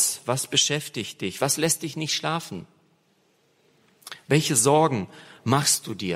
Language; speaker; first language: German; native; German